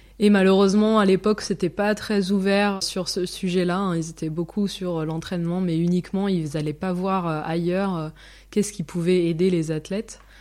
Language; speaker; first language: French; native; French